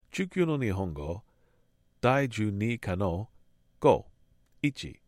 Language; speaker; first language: Japanese; non-native, learner; English